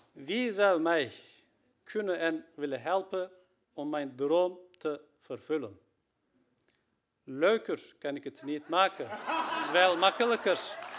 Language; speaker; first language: Dutch; non-native, fluent; Turkish